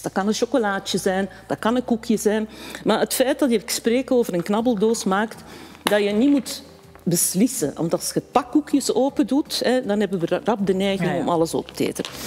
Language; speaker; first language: Dutch; native; Dutch